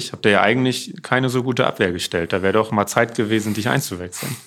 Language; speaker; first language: German; native; German